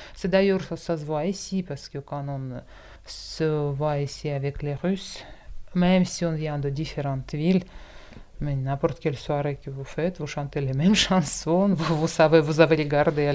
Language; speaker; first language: French; non-native, fluent; Russian